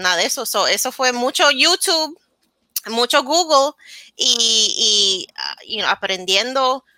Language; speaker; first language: Spanish; early bilingual, heritage; Spanish